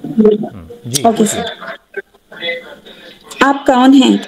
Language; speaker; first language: Hindi; non-native, learner; Telugu